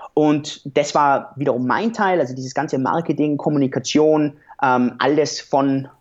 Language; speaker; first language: German; native; German